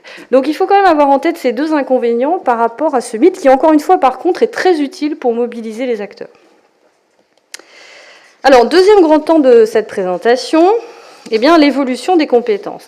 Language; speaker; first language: French; native; French